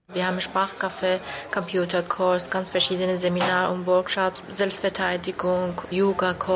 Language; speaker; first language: German; non-native, fluent; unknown